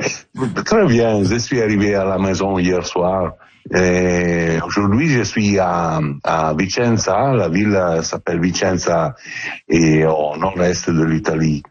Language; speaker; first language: French; non-native, learner; Italian